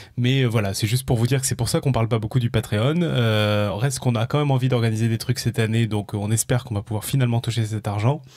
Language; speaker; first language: French; native; French